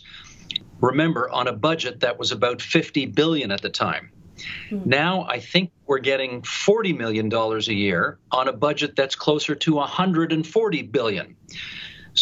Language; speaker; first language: English; native; English